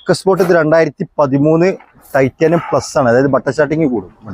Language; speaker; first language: Malayalam; native; Malayalam